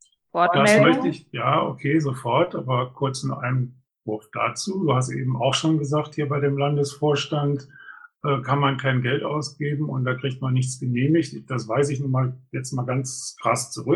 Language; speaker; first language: German; native; German